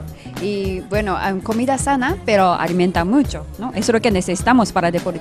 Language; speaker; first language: Spanish; non-native, fluent; Japanese